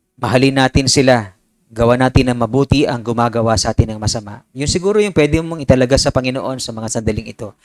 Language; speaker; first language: Filipino; native; Filipino